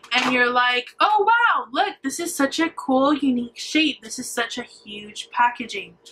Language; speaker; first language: English; native; English